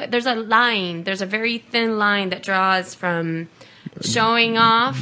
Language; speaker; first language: English; early bilingual, other home language; Spanish